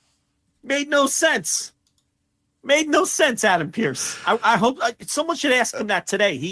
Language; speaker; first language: English; native; English